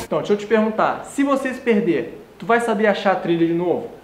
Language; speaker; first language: Portuguese; native; Portuguese